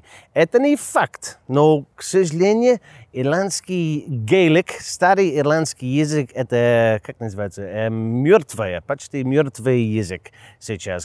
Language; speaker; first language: Russian; non-native, learner; English